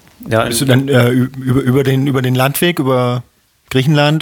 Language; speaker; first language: German; native; German